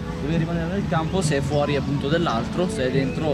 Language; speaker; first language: Italian; native; Italian